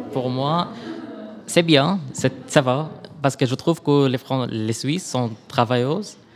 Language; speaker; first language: French; non-native, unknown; Arabic